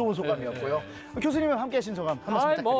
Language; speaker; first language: Korean; native; Korean